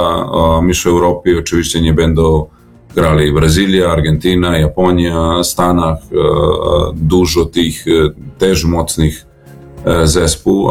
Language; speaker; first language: Polish; non-native, learner; Serbian